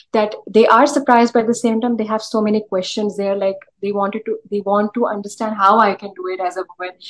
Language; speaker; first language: English; early bilingual, other home language; Urdu